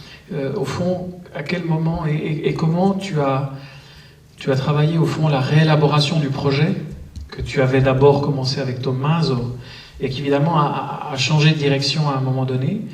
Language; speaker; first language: French; native; French